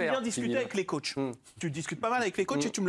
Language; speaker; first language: French; native; French